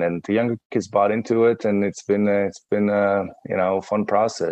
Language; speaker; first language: English; non-native, fluent; Czech